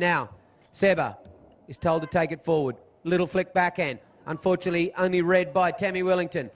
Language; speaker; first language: English; native; English